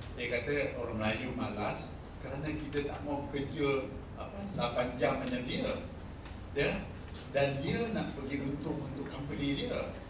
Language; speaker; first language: Malay; native; Malay